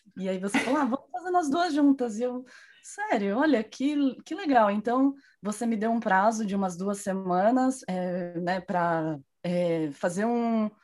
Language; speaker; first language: Portuguese; native; Portuguese